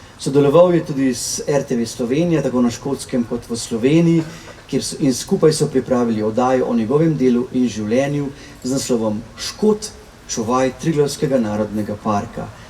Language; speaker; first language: Slovenian; native; Slovenian